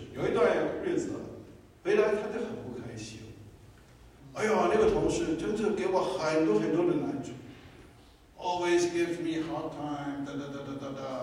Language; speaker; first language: Chinese; non-native, local second language; Cantonese